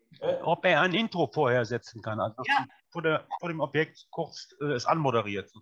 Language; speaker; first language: German; native; German